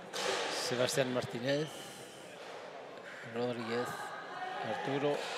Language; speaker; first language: Spanish; non-native, fluent; French